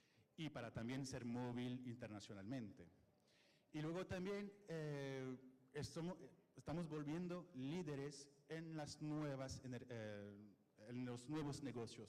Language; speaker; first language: Spanish; non-native, fluent; French